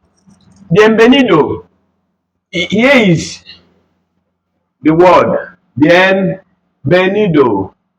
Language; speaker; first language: Spanish; non-native, learner; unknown